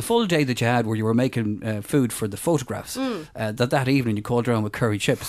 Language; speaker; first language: English; native; English